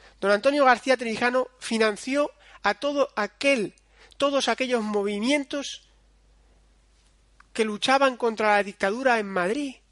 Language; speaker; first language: Spanish; native; Spanish